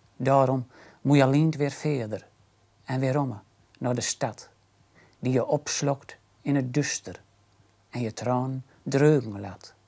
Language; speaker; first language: Dutch; native; Dutch